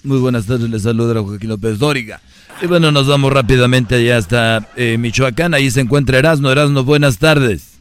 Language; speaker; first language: Spanish; native; Spanish